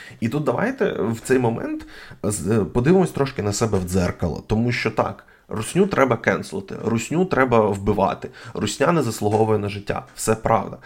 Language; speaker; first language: Ukrainian; non-native, local second language; Russian